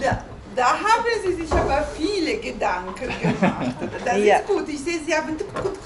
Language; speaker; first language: German; non-native, fluent; Italian